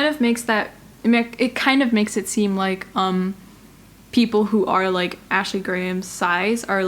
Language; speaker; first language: English; native; English